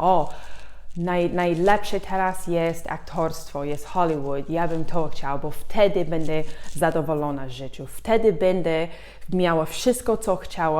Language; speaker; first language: Polish; non-native, fluent; English